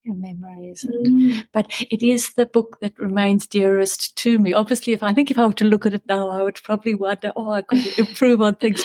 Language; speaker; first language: English; native; English